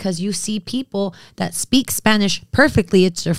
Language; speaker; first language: English; early bilingual, other home language; Spanish